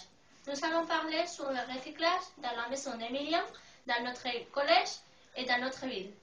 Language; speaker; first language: French; non-native, learner; Spanish